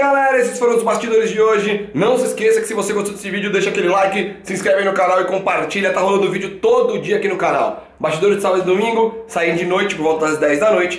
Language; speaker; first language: Portuguese; native; Portuguese